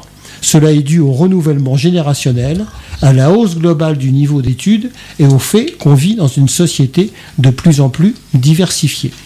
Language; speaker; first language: French; native; French